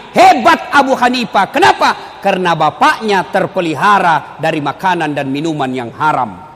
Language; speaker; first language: Indonesian; non-native, local second language; Buginese